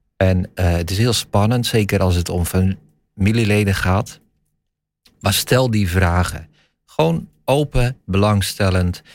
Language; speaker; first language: Dutch; native; Dutch